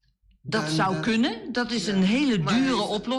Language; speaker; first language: Dutch; native; Dutch